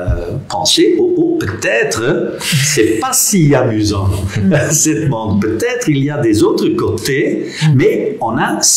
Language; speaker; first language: French; non-native, local second language; Dutch